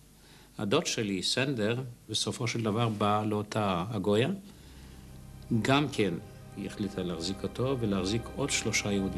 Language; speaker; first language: Hebrew; non-native, fluent; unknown